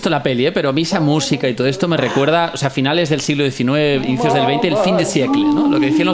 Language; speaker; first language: Spanish; non-native, local second language; Catalan